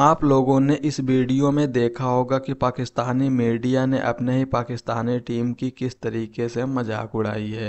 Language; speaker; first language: Hindi; native; Hindi